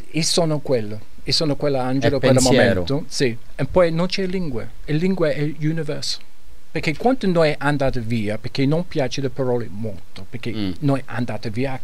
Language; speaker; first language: Italian; non-native, learner; English